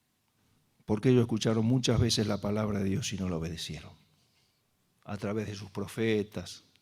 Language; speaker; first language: Spanish; native; Spanish